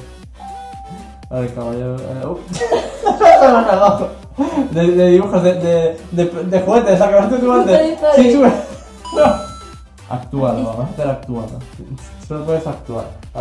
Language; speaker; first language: Spanish; native; Spanish